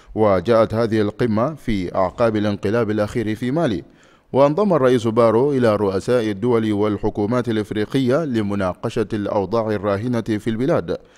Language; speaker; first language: Arabic; non-native, fluent; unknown